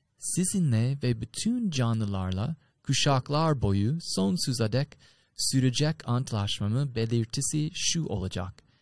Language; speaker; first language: Turkish; non-native, fluent; English